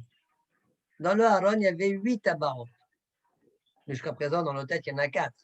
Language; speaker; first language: French; native; French